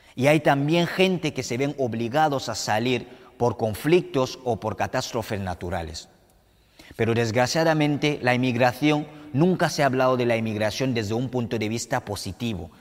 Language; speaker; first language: Spanish; non-native, fluent; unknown